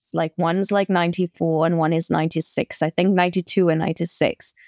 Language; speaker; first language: English; native; English